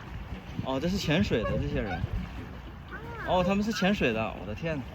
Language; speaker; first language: Chinese; native; Chinese